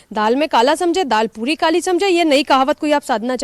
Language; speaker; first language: Hindi; native; Hindi